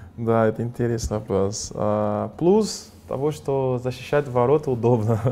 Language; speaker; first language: Russian; non-native, fluent; Portuguese